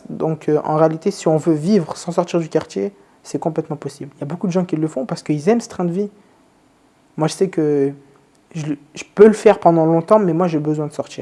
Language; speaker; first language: French; native; French